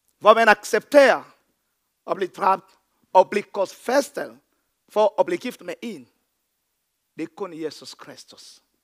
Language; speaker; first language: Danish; non-native, fluent; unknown